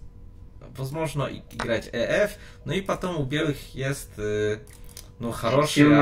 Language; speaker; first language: Russian; non-native, learner; Polish